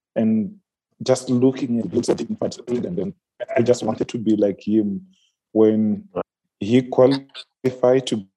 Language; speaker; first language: English; non-native, local second language; Shona